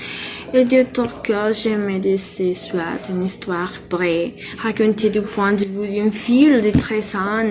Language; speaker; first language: French; non-native, learner; Spanish